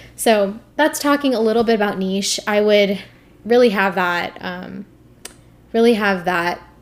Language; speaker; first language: English; early bilingual, other home language; Hindi